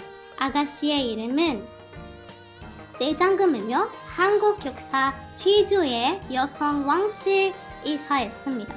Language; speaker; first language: Korean; non-native, fluent; Arabic